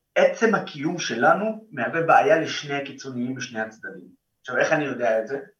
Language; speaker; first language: Hebrew; non-native, local second language; Arabic